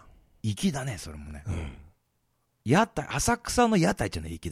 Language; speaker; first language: Japanese; native; Japanese